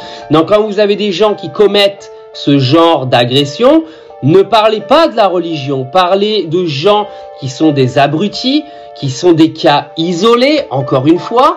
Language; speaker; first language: French; native; French